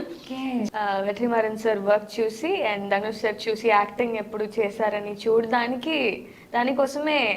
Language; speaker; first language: Telugu; non-native, learner; Tamil